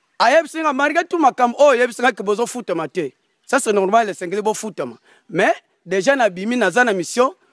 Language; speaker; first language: Lingala; non-native, local second language; Kongo